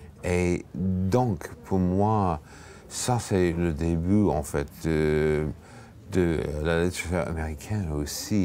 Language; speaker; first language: French; non-native, fluent; English